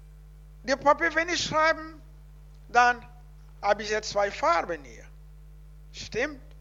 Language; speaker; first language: German; non-native, learner; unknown